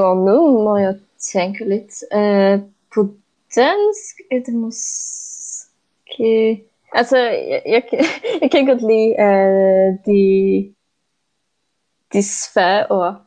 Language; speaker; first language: Danish; non-native, fluent; Polish